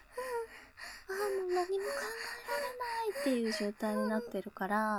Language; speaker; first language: Japanese; native; Japanese